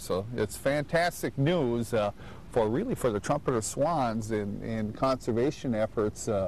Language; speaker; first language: English; native; English